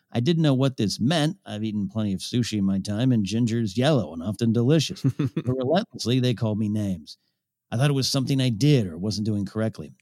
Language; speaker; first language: English; early bilingual, other home language; Ukrainian